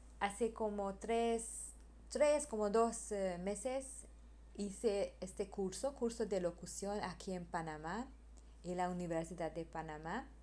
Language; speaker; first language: Spanish; non-native, learner; Hungarian